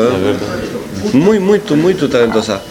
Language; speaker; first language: Portuguese; non-native, learner; Spanish